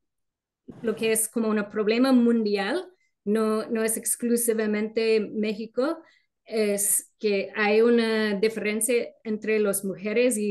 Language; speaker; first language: Spanish; non-native, fluent; English